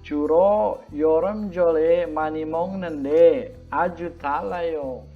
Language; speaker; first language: Korean; non-native, learner; Indonesian